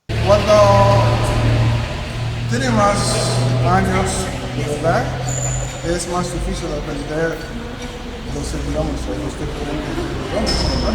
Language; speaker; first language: Spanish; non-native, fluent; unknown